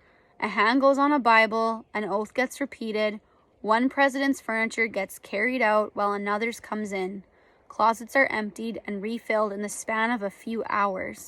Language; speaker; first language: English; native; English